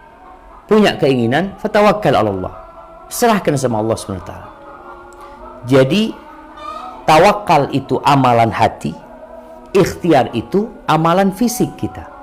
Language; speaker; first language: Indonesian; native; Indonesian